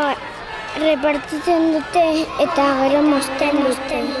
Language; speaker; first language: Basque; non-native, local second language; Spanish